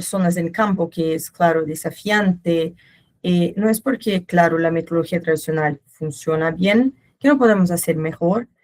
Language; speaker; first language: Spanish; non-native, learner; Portuguese